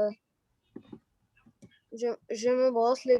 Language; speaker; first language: French; non-native, learner; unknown